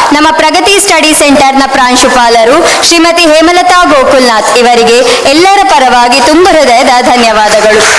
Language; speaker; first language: Kannada; native; Kannada